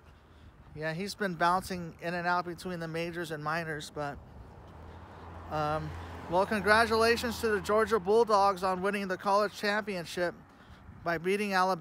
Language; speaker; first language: English; native; English